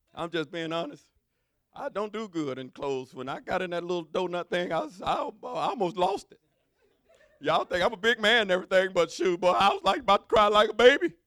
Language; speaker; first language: English; native; English